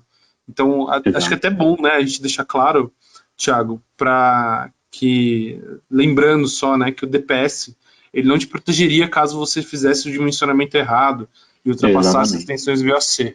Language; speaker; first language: Portuguese; native; Portuguese